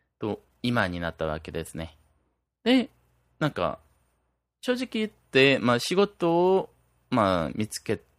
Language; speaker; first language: Japanese; non-native, fluent; Korean